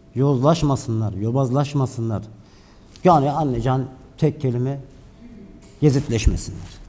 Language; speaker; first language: Turkish; native; Turkish